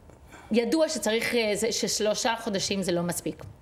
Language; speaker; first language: Hebrew; non-native, fluent; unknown